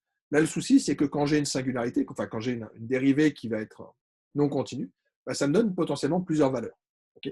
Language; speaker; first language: French; native; French